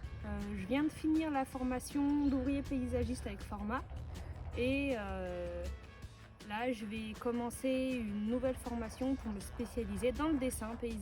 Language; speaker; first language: French; native; French